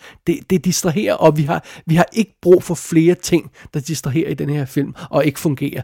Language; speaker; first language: Danish; native; Danish